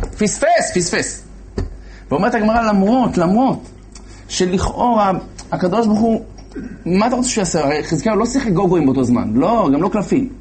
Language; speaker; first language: Hebrew; native; Hebrew